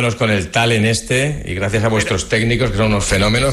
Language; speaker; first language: Spanish; native; Spanish